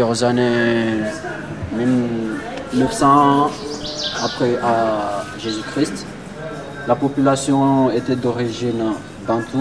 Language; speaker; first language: French; non-native, local second language; Comorian